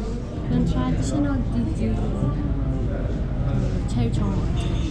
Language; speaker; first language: Korean; non-native, learner; Persian